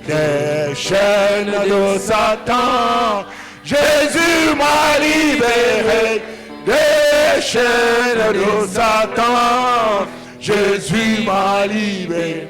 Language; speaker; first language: French; non-native, local second language; Lingala